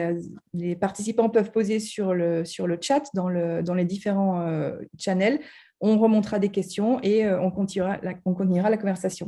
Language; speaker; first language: French; native; French